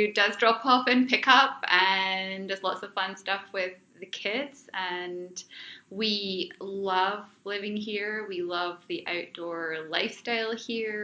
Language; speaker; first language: English; native; English